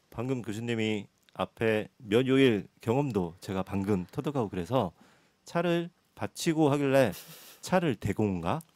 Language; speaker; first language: Korean; native; Korean